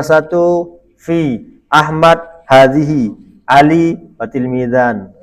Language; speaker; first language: Arabic; non-native, fluent; Indonesian